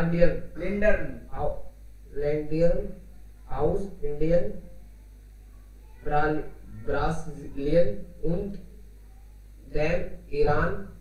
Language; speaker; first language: German; non-native, learner; Hindi